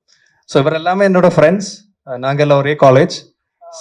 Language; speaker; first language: Tamil; non-native, local second language; Malayalam